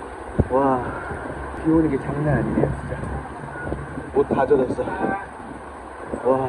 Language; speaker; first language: Korean; native; Korean